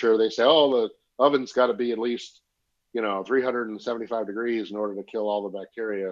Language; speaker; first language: English; native; English